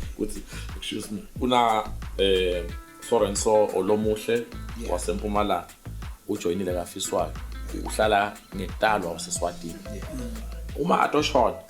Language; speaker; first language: Zulu; non-native, local second language; Swati